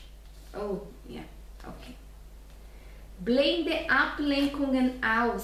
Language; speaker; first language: German; non-native, fluent; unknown